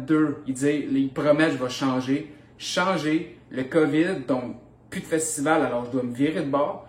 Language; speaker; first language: French; native; French